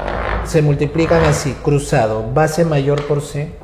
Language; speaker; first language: Spanish; native; Spanish